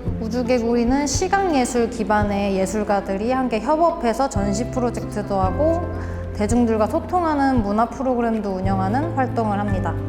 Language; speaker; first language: Korean; native; Korean